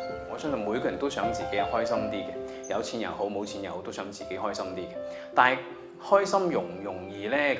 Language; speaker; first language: Cantonese; native; Cantonese